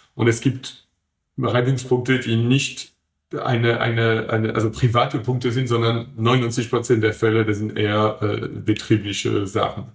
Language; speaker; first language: German; non-native, fluent; French